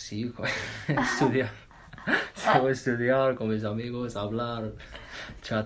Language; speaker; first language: Spanish; non-native, learner; Arabic